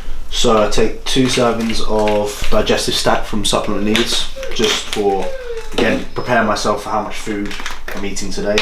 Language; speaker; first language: English; native; English